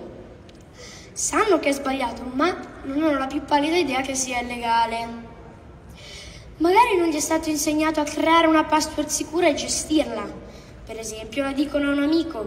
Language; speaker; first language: Italian; early bilingual, heritage; English